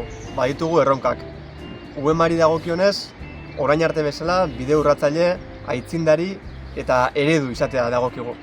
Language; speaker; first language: Basque; native; Basque